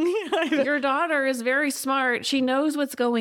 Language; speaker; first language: English; native; English